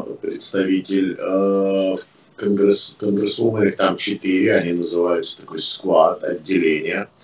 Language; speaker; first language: Russian; native; Russian